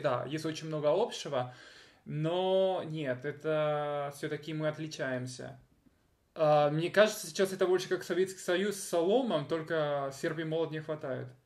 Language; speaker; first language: Russian; non-native, fluent; Spanish